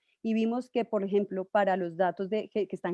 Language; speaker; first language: Spanish; native; Spanish